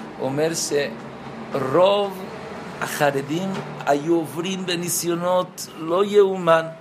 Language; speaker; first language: Hebrew; non-native, fluent; Spanish